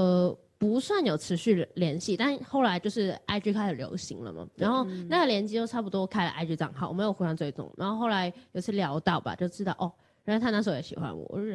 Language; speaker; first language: Chinese; native; Chinese